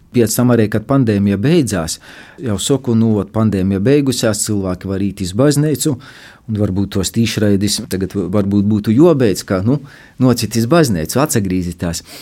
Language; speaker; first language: Latvian; native; Latvian